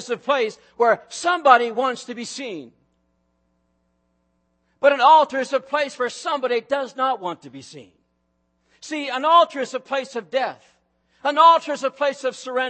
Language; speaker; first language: English; native; English